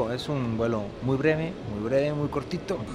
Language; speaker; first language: Spanish; native; Spanish